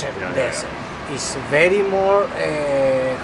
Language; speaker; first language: English; non-native, learner; Spanish